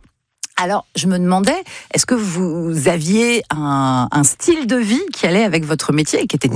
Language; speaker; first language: French; native; French